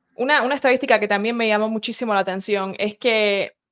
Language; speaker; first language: Spanish; early bilingual, heritage; Spanish